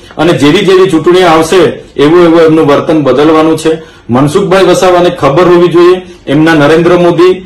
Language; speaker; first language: Gujarati; non-native, local second language; Vasavi